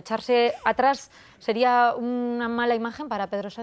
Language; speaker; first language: Spanish; native; Spanish